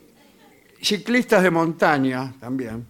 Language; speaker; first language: Spanish; native; Spanish